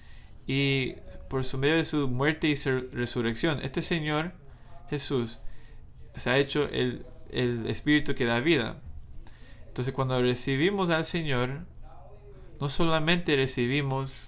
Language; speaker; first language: Spanish; non-native, fluent; English